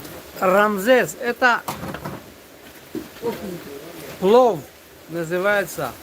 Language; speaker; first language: Russian; non-native, local second language; Tajik